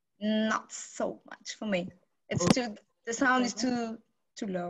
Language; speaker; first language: English; non-native, learner; French